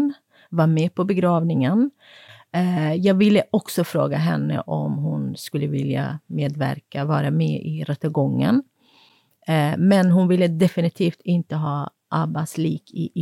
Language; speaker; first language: Swedish; non-native, fluent; Kurdish